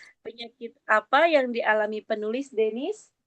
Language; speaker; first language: Indonesian; native; Indonesian